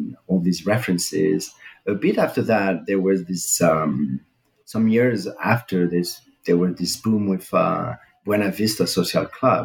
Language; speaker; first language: English; non-native, fluent; French